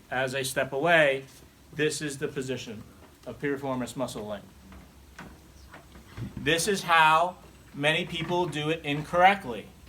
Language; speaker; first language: English; native; English